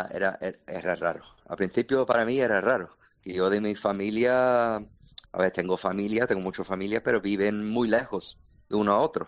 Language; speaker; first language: Spanish; non-native, fluent; English